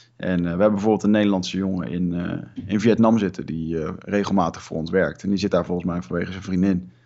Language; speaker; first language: Dutch; native; Dutch